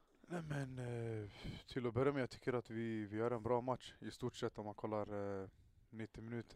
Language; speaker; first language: Swedish; early bilingual, other home language; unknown